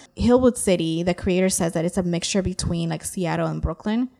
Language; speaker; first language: English; native; English